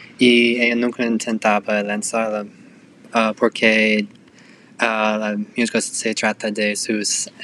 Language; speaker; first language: Spanish; non-native, learner; English